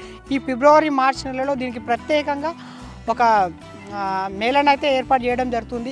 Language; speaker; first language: Telugu; native; Telugu